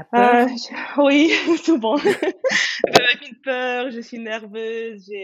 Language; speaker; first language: French; native; French